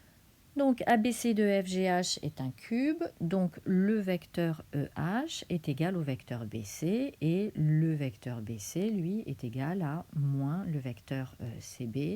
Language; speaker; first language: French; native; French